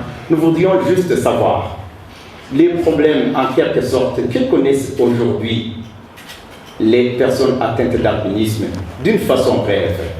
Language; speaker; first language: French; non-native, local second language; Rundi